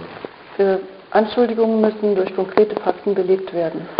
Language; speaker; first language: German; non-native, fluent; Russian